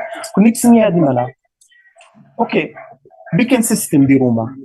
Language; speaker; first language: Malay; non-native, learner; Arabic